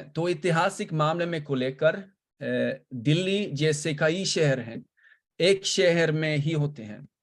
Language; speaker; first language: Hindi; non-native, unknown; Swedish